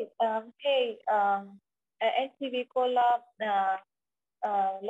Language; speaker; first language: Finnish; non-native, learner; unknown